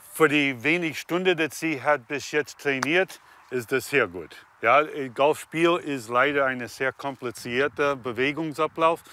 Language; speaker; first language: German; native; German